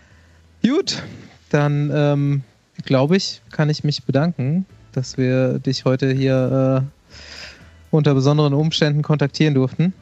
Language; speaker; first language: German; native; German